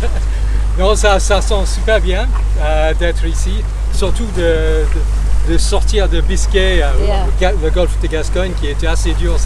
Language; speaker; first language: French; non-native, fluent; English